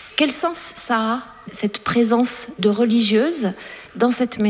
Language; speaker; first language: French; native; French